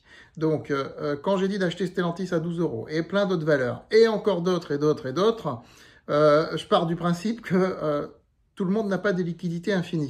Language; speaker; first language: French; native; French